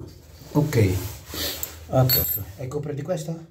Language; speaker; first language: Italian; non-native, learner; Filipino